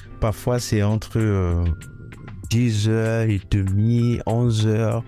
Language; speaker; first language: French; non-native, fluent; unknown